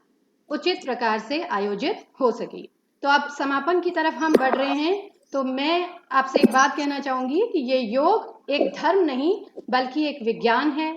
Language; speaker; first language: Hindi; native; Hindi